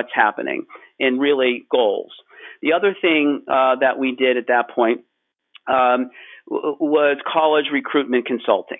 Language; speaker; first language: English; native; English